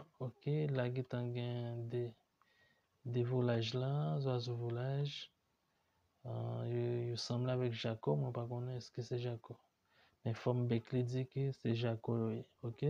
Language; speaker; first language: French; non-native, learner; Haitian Creole